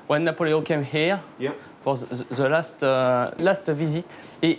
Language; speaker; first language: English; non-native, learner; French